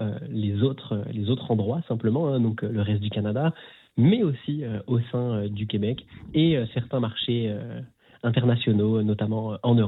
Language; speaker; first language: French; native; French